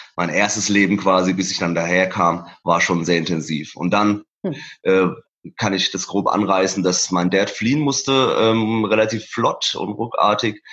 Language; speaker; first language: German; early bilingual, other home language; Persian